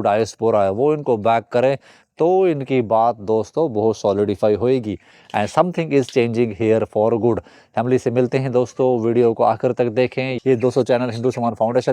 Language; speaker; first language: Hindi; native; Hindi